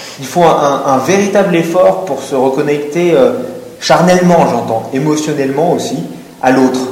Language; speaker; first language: French; native; French